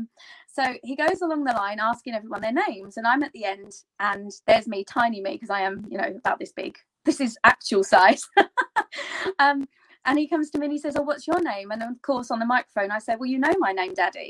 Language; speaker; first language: English; native; English